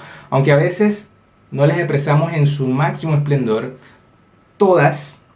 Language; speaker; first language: Spanish; native; Spanish